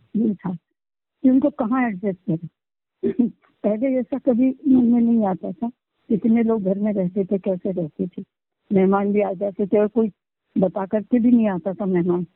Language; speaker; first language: Hindi; non-native, local second language; Marathi